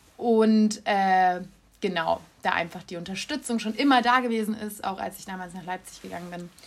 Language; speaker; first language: German; native; German